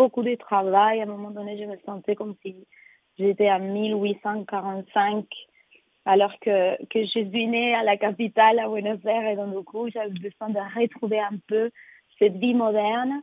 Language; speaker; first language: French; non-native, fluent; Spanish